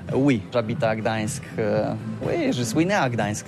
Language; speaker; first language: French; non-native, learner; Polish